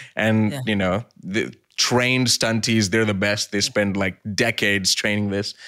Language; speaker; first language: English; early bilingual, other home language; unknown